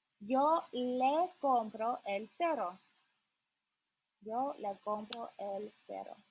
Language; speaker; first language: Spanish; non-native, learner; English